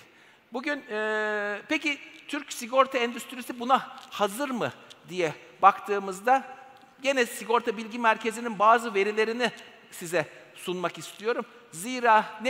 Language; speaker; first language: Turkish; native; Turkish